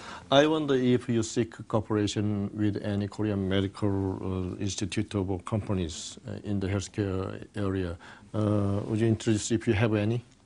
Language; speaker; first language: English; non-native, fluent; Korean